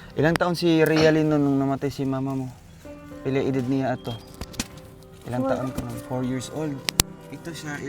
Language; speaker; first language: Filipino; non-native, local second language; Cebuano